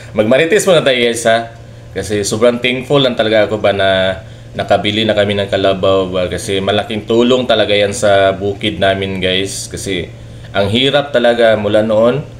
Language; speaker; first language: Filipino; non-native, local second language; Cebuano